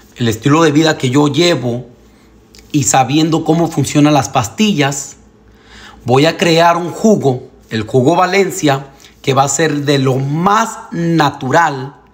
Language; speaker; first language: Spanish; early bilingual, heritage; Spanish